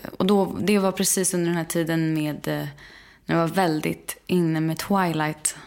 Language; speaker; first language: Swedish; native; Swedish